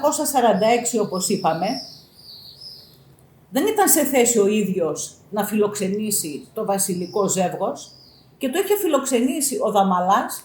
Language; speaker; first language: Greek; native; Greek